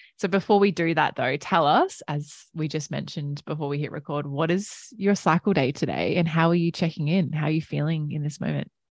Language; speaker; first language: English; native; English